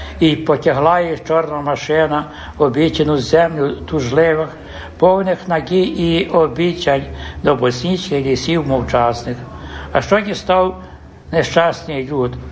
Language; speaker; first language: Ukrainian; early bilingual, heritage; Ukrainian